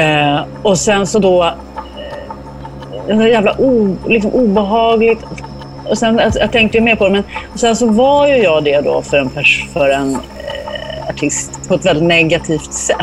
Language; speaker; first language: Swedish; native; Swedish